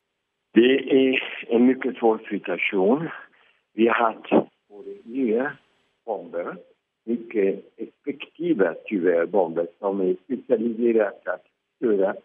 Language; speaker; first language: Swedish; early bilingual, heritage; Swedish